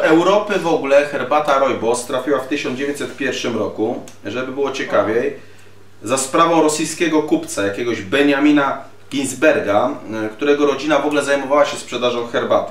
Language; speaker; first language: Polish; native; Polish